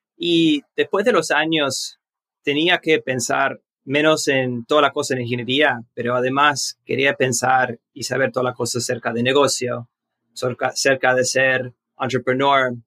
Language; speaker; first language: Spanish; early bilingual, heritage; Spanish